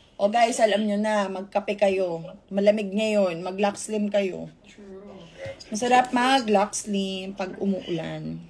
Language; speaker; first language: Filipino; native; Filipino